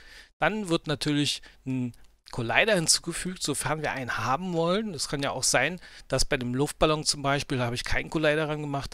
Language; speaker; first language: German; native; German